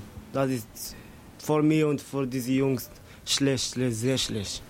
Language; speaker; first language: German; non-native, learner; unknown